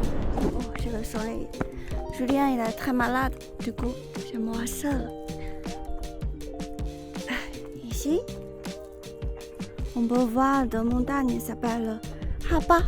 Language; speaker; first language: French; non-native, learner; Chinese